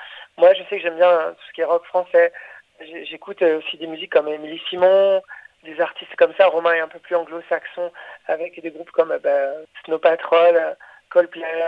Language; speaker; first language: French; native; French